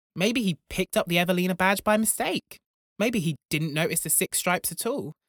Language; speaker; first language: English; native; English